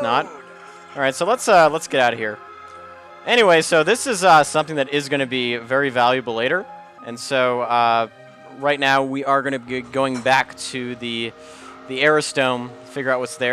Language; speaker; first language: English; native; English